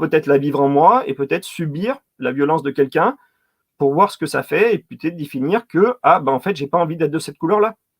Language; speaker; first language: French; native; French